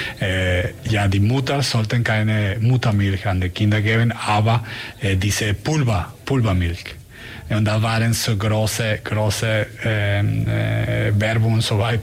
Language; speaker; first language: German; non-native, learner; Spanish